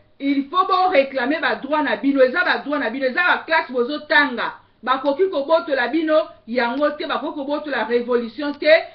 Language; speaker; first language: Lingala; native; Lingala